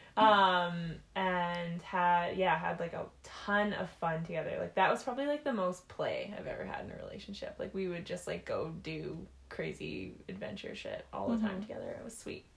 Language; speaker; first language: English; native; English